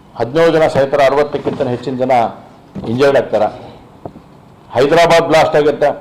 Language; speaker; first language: Kannada; native; Kannada